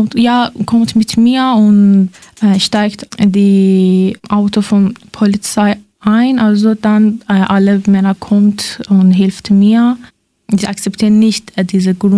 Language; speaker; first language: German; non-native, learner; Persian